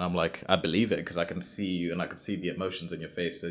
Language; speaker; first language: English; non-native, local second language; Shona